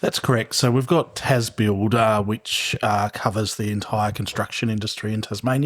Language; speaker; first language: English; native; English